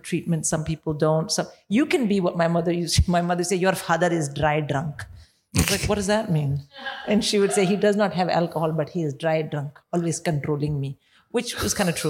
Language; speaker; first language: English; non-native, local second language; Hindi